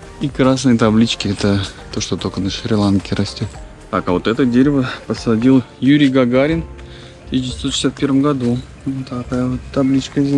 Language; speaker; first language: Russian; native; Russian